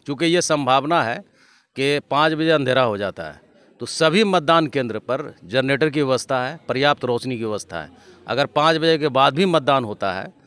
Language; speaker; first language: Hindi; native; Hindi